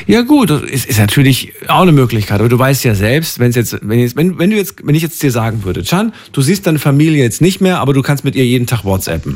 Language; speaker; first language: German; native; German